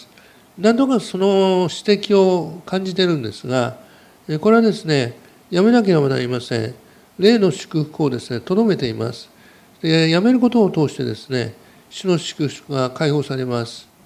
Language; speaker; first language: Japanese; native; Japanese